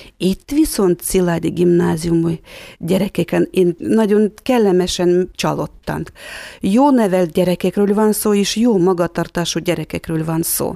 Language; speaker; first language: Hungarian; non-native, fluent; Russian